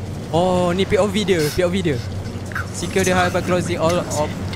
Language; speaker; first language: English; non-native, local second language; Malay